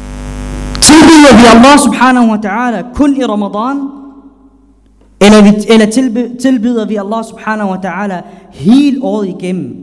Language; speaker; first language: Danish; non-native, fluent; Arabic